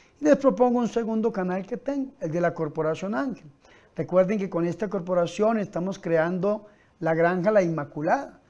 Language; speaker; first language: Spanish; native; Spanish